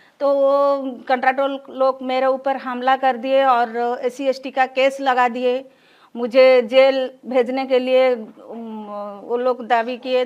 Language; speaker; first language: Hindi; non-native, local second language; Odia